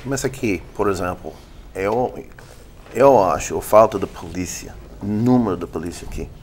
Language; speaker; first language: Portuguese; non-native, fluent; English